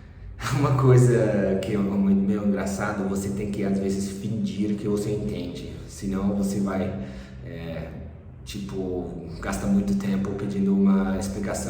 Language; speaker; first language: Portuguese; early bilingual, other home language; English